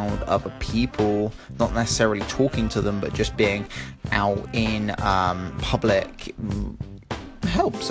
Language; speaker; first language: English; native; English